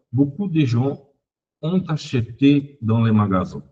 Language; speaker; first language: French; non-native, fluent; Portuguese